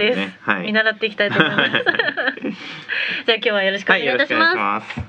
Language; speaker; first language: Japanese; native; Japanese